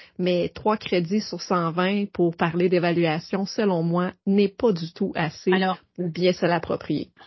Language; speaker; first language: French; native; French